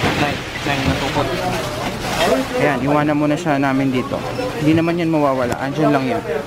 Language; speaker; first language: Filipino; native; Filipino